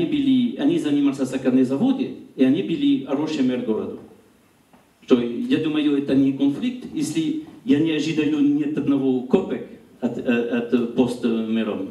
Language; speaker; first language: Russian; non-native, learner; French